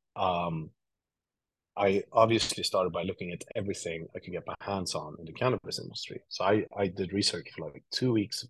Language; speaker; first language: English; non-native, fluent; Swedish